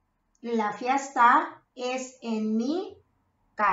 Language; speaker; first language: Spanish; non-native, fluent; Filipino